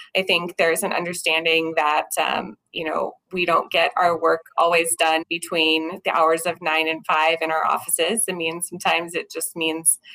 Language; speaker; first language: English; native; English